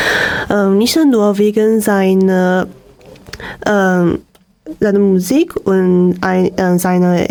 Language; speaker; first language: German; non-native, learner; Chinese